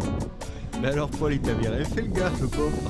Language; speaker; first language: French; native; French